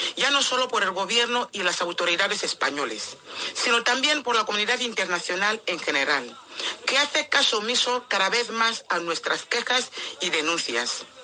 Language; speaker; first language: Spanish; non-native, local second language; Fang